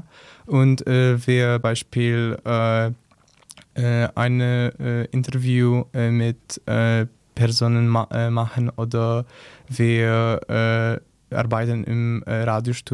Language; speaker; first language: German; non-native, learner; Polish